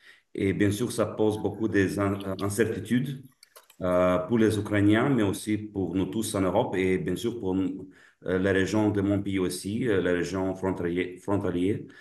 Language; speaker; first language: French; non-native, fluent; Lithuanian